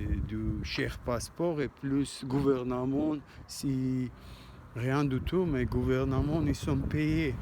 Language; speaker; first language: French; non-native, learner; Armenian